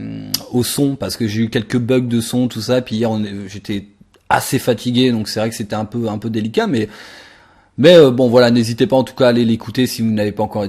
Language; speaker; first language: French; native; French